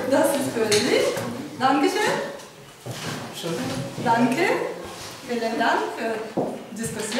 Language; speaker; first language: German; non-native, fluent; Ukrainian